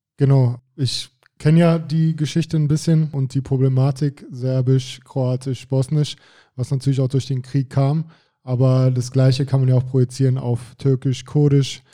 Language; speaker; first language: German; native; German